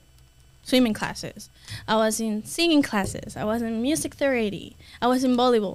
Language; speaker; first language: English; non-native, fluent; Spanish